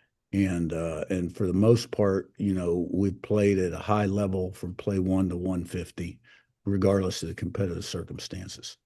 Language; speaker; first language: English; native; English